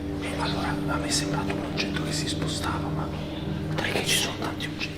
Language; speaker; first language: Italian; native; Italian